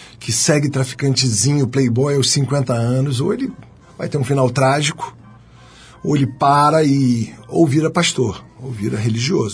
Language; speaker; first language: Portuguese; native; Portuguese